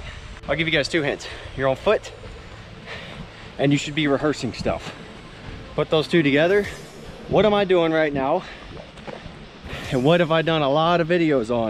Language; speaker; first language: English; native; English